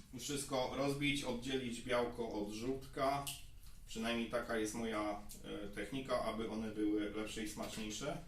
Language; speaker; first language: Polish; native; Polish